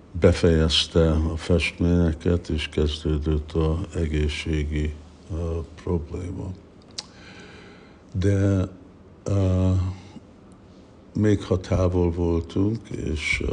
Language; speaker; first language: Hungarian; early bilingual, heritage; Hungarian